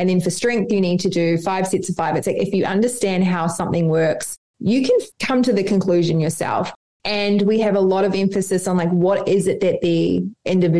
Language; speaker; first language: English; native; English